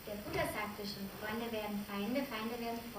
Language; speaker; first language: German; native; German